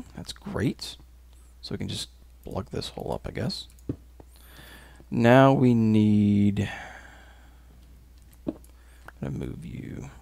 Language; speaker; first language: English; native; English